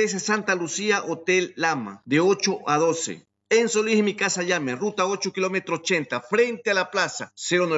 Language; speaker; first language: Spanish; native; Spanish